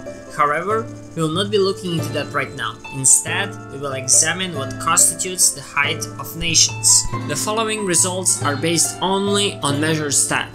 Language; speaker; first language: English; non-native, fluent; Serbian